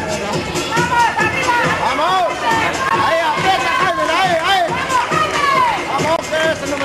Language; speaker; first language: Spanish; native; Spanish